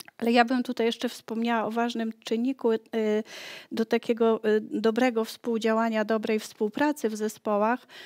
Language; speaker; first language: Polish; native; Polish